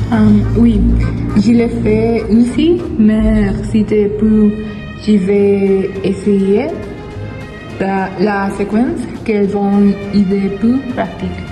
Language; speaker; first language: French; non-native, learner; Spanish